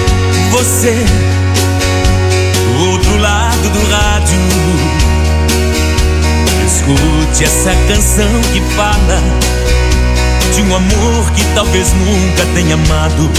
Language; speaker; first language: Portuguese; native; Portuguese